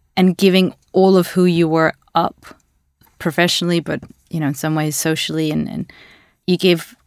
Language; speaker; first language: English; early bilingual, other home language; Russian